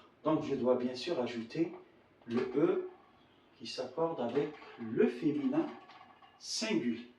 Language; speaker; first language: French; non-native, local second language; Arabic